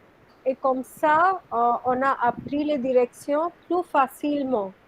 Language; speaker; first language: French; non-native, fluent; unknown